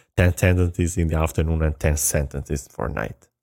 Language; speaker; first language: English; non-native, fluent; Albanian